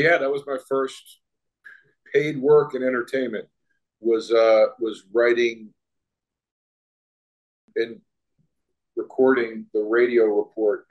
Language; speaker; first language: English; native; English